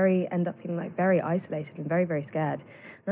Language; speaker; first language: English; native; English